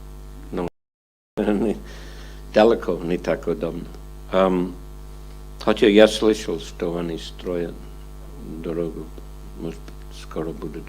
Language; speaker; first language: Russian; non-native, fluent; English